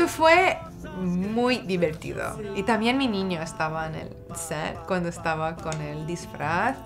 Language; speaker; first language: Spanish; non-native, fluent; English